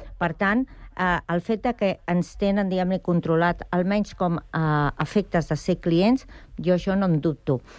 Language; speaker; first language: Catalan; native; Catalan